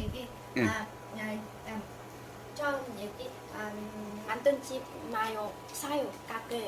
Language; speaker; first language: Korean; non-native, learner; Vietnamese